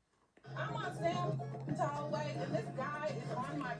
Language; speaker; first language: English; native; English